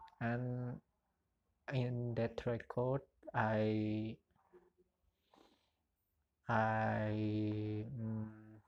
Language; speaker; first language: English; non-native, learner; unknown